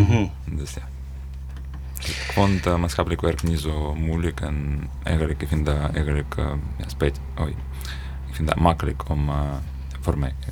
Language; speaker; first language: Dutch; non-native, learner; Ukrainian